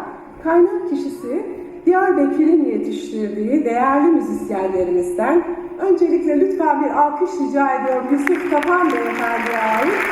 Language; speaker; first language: Turkish; native; Turkish